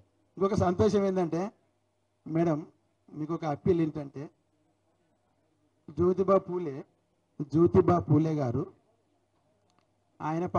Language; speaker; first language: Telugu; native; Telugu